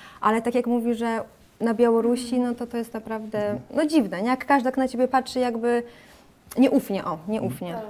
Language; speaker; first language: Polish; native; Polish